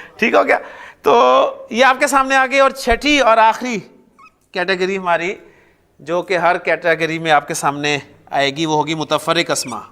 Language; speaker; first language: Urdu; native; Urdu